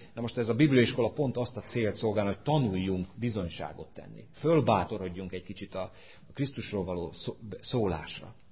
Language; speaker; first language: Hungarian; native; Hungarian